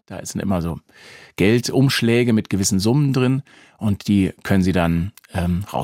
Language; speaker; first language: German; native; German